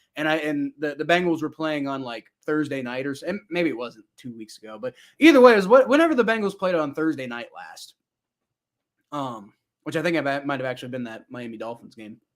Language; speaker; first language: English; native; English